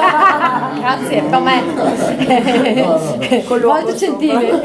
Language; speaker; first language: Italian; non-native, local second language; German